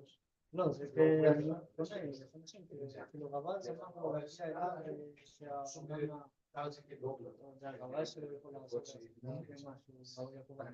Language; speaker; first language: Hebrew; non-native, learner; Spanish